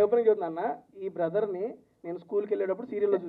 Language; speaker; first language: Telugu; native; Telugu